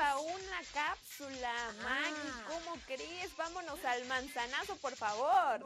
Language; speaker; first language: Spanish; native; Spanish